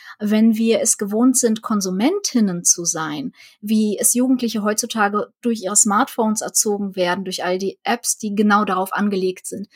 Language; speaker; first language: German; early bilingual, other home language; Russian